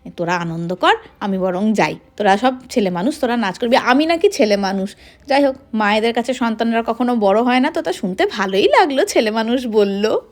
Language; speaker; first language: Bangla; non-native, local second language; Hindi